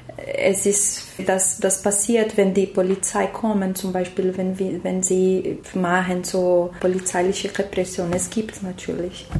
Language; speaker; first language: German; non-native, learner; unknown